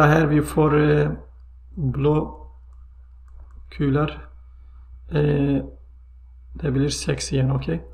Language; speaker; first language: Swedish; non-native, fluent; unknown